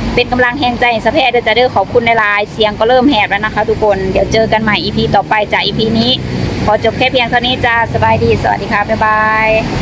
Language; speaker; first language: Thai; native; Thai